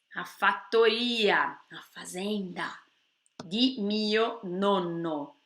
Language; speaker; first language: Italian; non-native, fluent; Portuguese